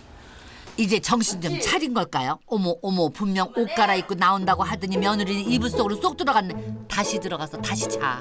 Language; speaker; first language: Korean; native; Korean